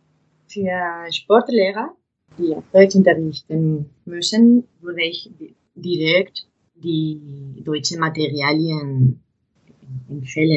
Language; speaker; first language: German; non-native, fluent; Spanish